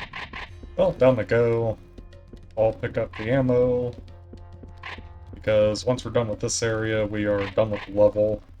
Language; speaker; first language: English; native; English